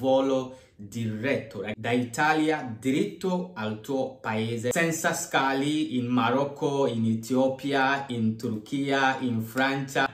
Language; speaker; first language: Italian; non-native, fluent; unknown